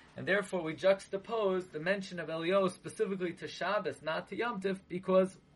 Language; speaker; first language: English; native; English